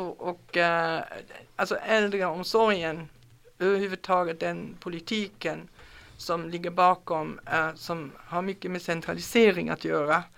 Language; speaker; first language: Swedish; non-native, fluent; German